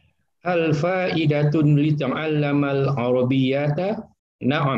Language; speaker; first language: Arabic; non-native, learner; Indonesian